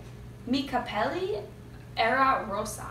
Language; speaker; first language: Italian; non-native, learner; English